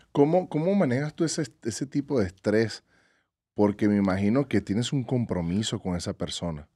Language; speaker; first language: Spanish; native; Spanish